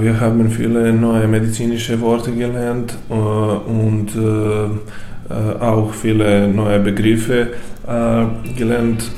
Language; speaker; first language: German; non-native, learner; Serbian